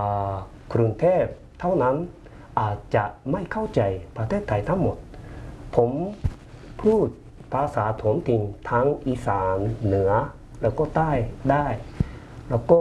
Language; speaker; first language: Thai; non-native, fluent; Japanese